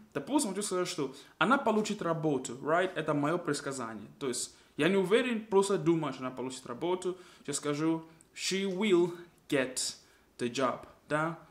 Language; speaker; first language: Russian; non-native, fluent; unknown